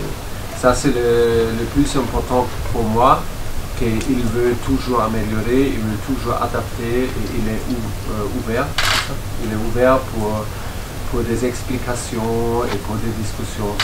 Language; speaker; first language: French; non-native, learner; German